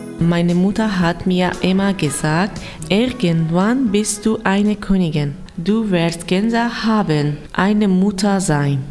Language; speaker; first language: German; non-native, learner; Persian